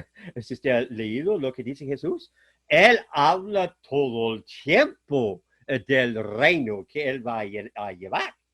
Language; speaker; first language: Spanish; non-native, fluent; German